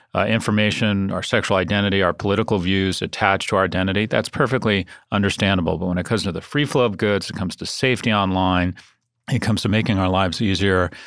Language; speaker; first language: English; native; English